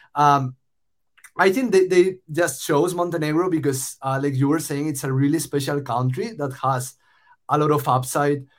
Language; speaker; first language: English; non-native, fluent; Spanish